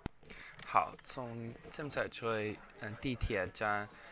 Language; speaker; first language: Chinese; non-native, learner; English